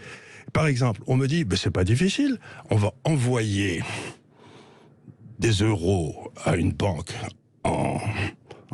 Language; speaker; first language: French; native; French